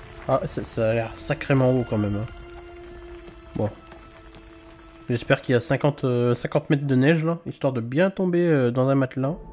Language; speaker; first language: French; native; French